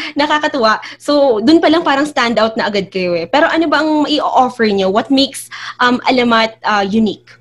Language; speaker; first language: Filipino; native; Filipino